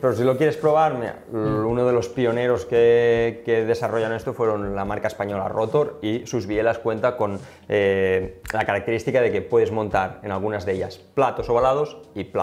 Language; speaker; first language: Spanish; native; Spanish